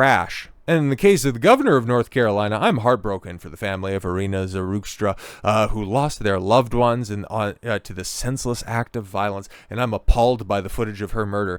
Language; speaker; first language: English; native; English